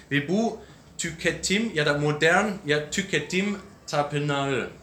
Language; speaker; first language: Turkish; non-native, learner; English